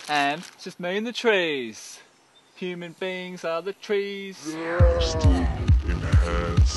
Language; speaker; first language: English; native; English